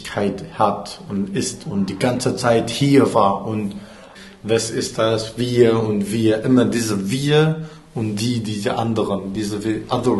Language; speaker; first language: German; non-native, fluent; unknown